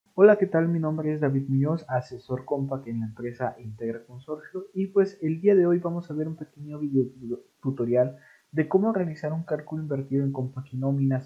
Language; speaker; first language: Spanish; native; Spanish